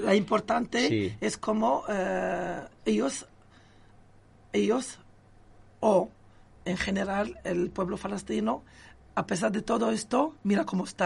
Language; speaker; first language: Spanish; non-native, local second language; Arabic